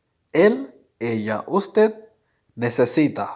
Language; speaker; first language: Spanish; non-native, fluent; Urdu